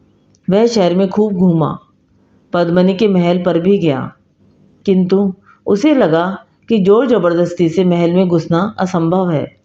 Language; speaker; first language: Hindi; native; Hindi